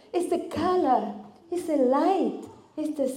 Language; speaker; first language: English; non-native, fluent; Spanish